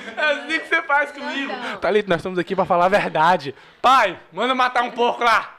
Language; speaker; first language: Portuguese; early bilingual, heritage; Portuguese